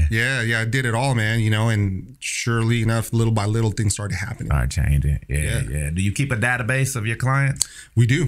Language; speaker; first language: English; native; English